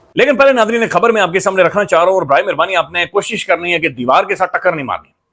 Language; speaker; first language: Urdu; non-native, local second language; Punjabi